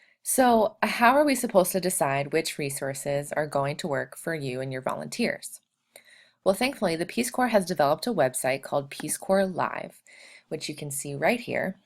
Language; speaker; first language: English; native; English